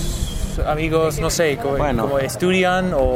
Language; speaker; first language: Spanish; non-native, fluent; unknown